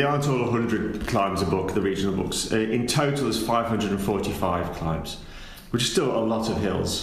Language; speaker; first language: English; native; English